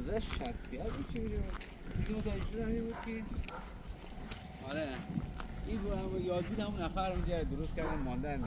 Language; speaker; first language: Persian; native; Persian